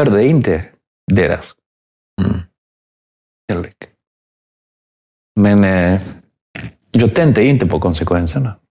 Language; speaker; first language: Swedish; non-native, fluent; Spanish